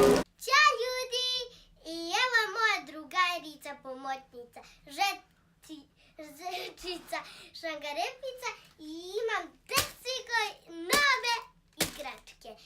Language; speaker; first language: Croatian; early bilingual, heritage; Croatian